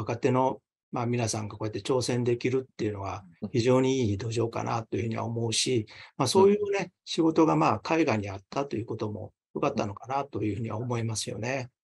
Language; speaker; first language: Japanese; native; Japanese